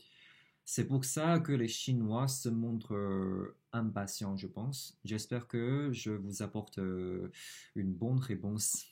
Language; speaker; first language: French; non-native, fluent; Chinese